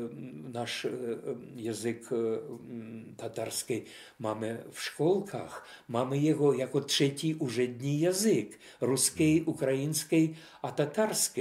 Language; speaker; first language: Czech; non-native, fluent; Russian